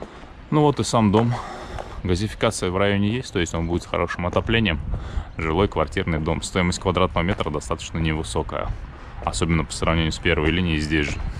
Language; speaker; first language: Russian; native; Russian